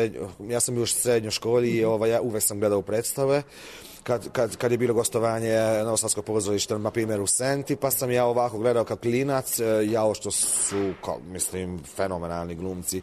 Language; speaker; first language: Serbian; non-native, local second language; Hungarian